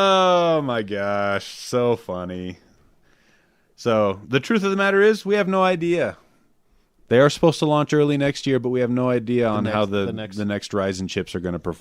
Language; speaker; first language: English; native; English